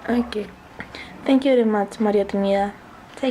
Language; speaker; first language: English; non-native, learner; Spanish